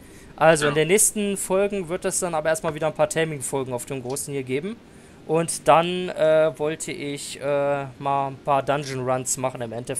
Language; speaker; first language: German; native; German